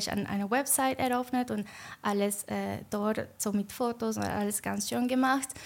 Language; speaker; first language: German; non-native, learner; Spanish